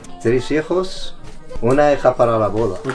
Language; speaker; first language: Spanish; non-native, learner; Arabic